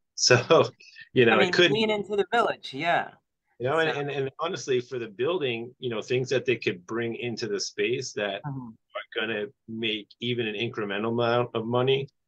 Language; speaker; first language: English; native; English